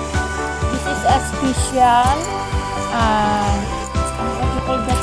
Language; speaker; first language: English; non-native, learner; Filipino